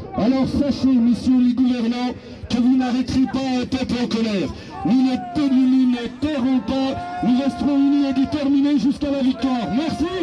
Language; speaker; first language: French; native; French